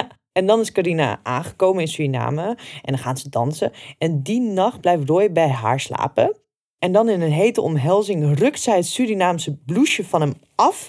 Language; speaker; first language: Dutch; native; Dutch